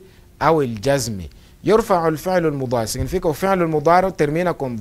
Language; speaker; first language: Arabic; non-native, fluent; Portuguese